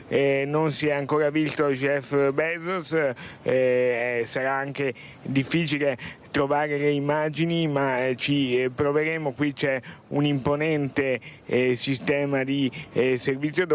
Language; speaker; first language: Italian; native; Italian